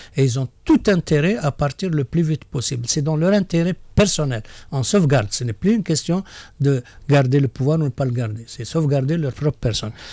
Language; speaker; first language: French; non-native, local second language; Arabic